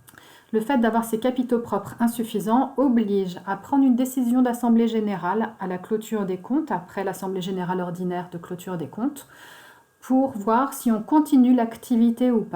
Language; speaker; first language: French; native; French